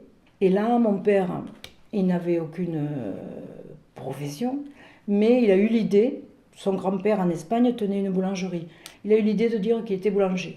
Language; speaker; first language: French; early bilingual, other home language; Spanish